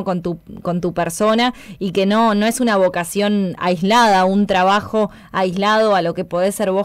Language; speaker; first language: Spanish; native; Spanish